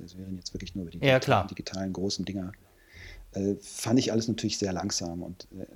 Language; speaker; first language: German; native; German